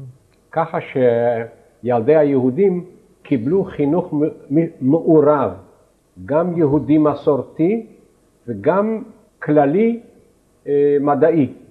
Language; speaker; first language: Hebrew; non-native, fluent; Yiddish